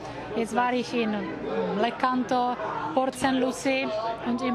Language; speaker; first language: German; non-native, learner; Czech